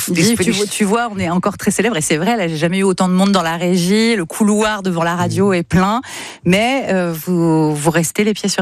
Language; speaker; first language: French; native; French